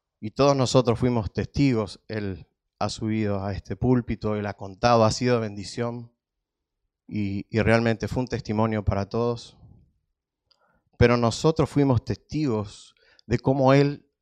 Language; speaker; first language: Spanish; native; Spanish